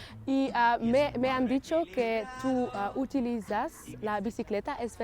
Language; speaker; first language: Spanish; non-native, learner; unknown